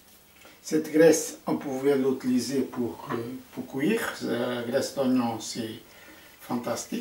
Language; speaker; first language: French; non-native, fluent; Portuguese